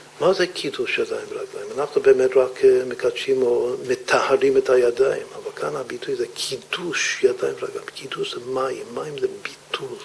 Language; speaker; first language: Hebrew; non-native, fluent; English